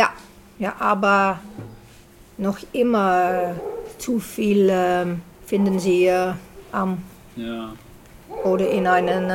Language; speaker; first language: German; non-native, learner; Dutch